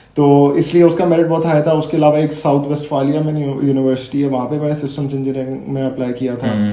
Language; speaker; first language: Urdu; native; Urdu